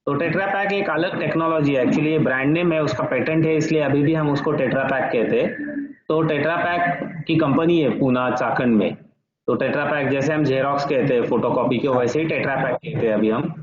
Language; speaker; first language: Hindi; non-native, local second language; Marathi